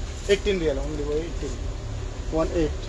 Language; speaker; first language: English; non-native, learner; Kannada